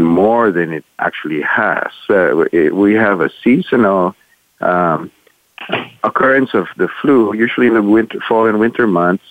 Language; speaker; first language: English; non-native, local second language; Filipino